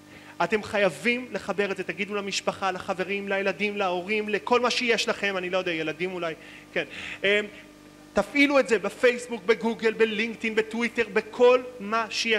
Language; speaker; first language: Hebrew; native; Hebrew